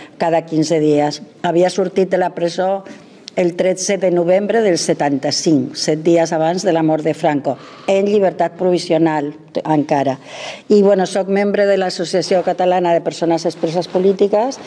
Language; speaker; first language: Catalan; non-native, local second language; Spanish